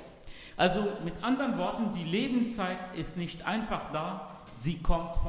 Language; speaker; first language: German; non-native, fluent; Arabic